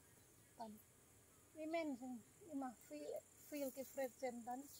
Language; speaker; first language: German; non-native, learner; Thai